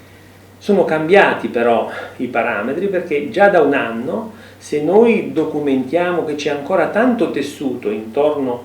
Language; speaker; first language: Italian; native; Italian